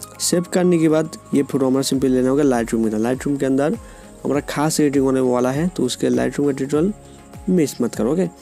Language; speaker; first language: Hindi; non-native, local second language; Bangla